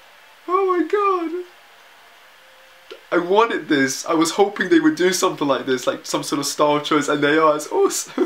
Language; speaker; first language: English; native; English